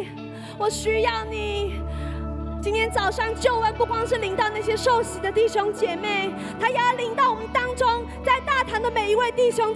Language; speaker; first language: Chinese; native; Chinese